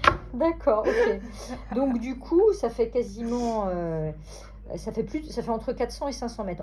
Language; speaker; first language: French; native; French